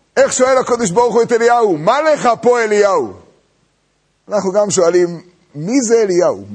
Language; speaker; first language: Hebrew; native; Hebrew